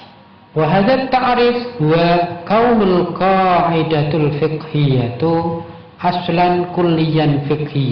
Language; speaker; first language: Arabic; non-native, fluent; Indonesian